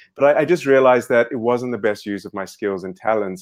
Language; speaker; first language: English; native; English